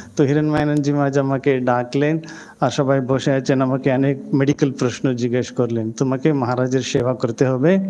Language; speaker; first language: Bangla; non-native, local second language; Hindi